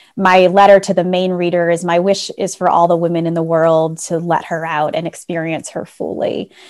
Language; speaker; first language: English; native; English